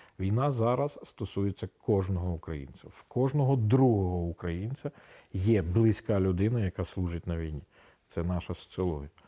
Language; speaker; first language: Ukrainian; native; Ukrainian